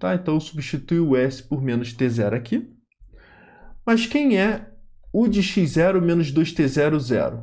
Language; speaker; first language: Portuguese; native; Portuguese